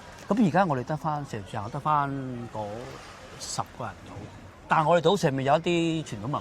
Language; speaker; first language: Cantonese; native; Cantonese